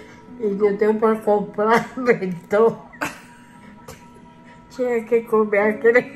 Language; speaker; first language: Portuguese; non-native, local second language; Japanese